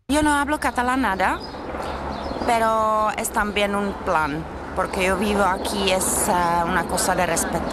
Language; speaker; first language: Spanish; non-native, learner; Czech